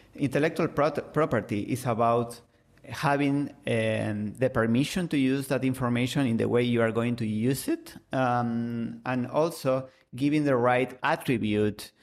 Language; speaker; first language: English; non-native, fluent; Spanish